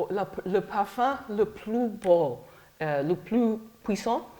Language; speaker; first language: French; non-native, fluent; English